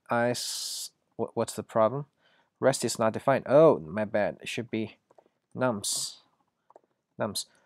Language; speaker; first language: English; non-native, fluent; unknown